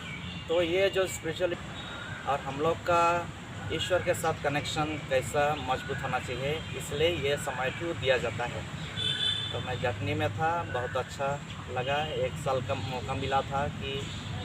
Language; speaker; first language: Hindi; non-native, local second language; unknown